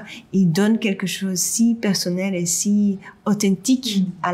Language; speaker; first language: French; non-native, local second language; Dutch